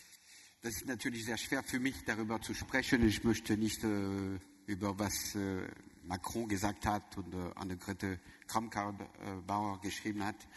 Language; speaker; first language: German; non-native, learner; French